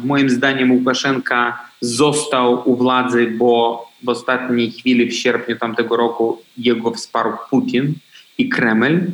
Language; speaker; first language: Polish; non-native, fluent; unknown